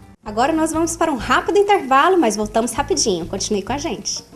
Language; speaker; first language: Portuguese; native; Portuguese